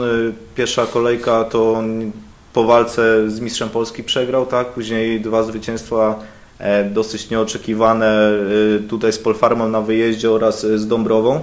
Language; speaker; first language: Polish; native; Polish